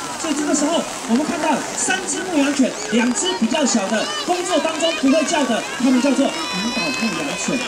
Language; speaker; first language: Chinese; native; Chinese